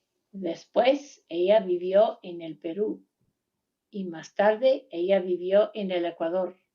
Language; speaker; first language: Spanish; non-native, learner; English